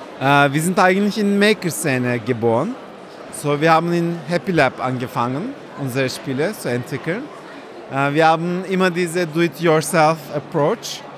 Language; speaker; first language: German; non-native, fluent; Turkish